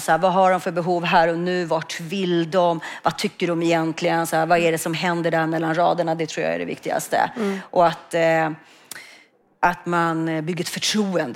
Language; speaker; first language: Swedish; native; Swedish